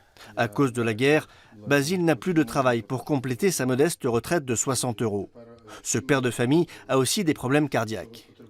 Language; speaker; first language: French; native; French